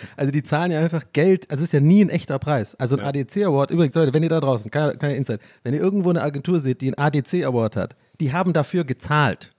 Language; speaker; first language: German; early bilingual, other home language; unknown